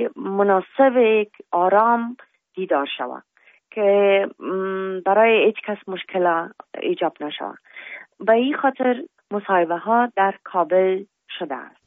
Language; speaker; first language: Persian; non-native, local second language; Pashto